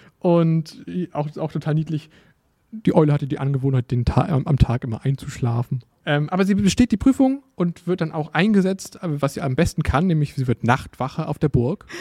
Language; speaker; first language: German; native; German